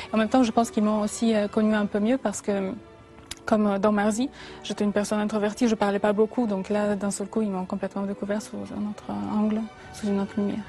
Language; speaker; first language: French; non-native, fluent; Polish